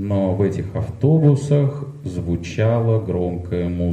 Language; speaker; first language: Russian; native; Russian